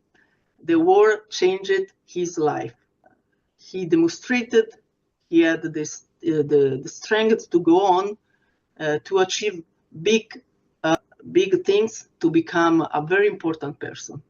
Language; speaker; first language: English; non-native, fluent; Italian